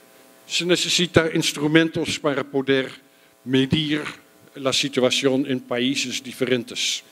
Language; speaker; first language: Spanish; non-native, fluent; Dutch